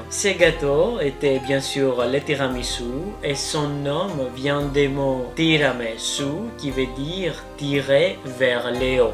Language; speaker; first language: French; non-native, fluent; Greek